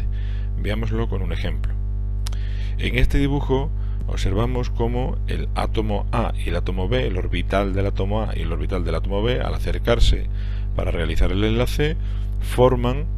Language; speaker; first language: Spanish; native; Spanish